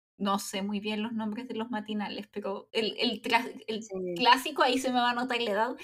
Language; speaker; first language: Spanish; native; Spanish